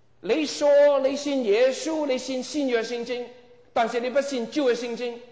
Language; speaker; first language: Chinese; non-native, local second language; Cantonese